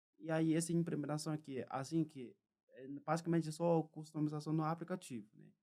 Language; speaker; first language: Portuguese; non-native, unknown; Chinese